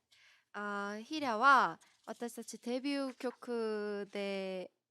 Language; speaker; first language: Japanese; non-native, learner; Korean